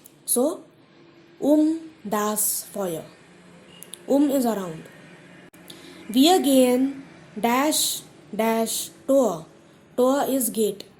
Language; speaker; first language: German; non-native, fluent; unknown